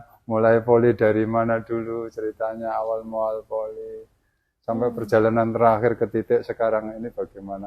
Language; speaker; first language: Indonesian; native; Indonesian